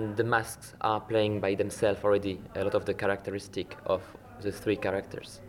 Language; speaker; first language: English; non-native, fluent; French